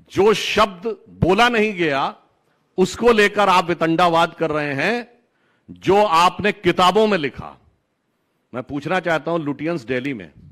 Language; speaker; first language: Hindi; native; Hindi